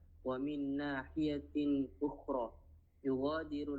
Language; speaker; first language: Arabic; non-native, learner; Indonesian